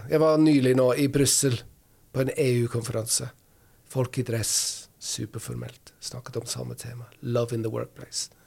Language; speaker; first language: Norwegian; non-native, fluent; English